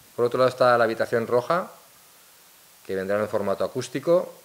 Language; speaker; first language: Spanish; non-native, local second language; Catalan